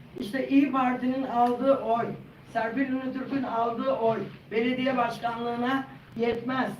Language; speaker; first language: Turkish; native; Turkish